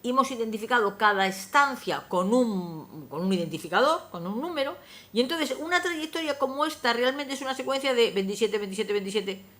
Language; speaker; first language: Spanish; non-native, local second language; Galician